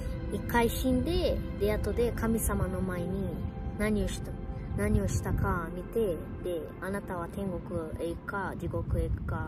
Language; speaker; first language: Japanese; early bilingual, other home language; Portuguese